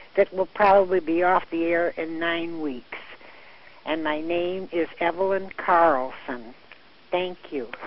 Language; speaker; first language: English; early bilingual, other home language; Italian